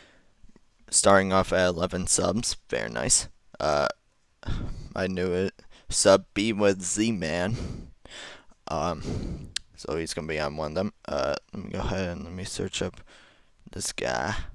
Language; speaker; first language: English; native; English